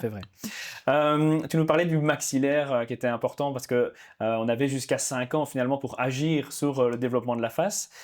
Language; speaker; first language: French; native; French